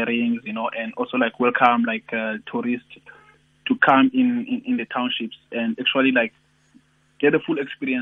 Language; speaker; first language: English; non-native, local second language; Xhosa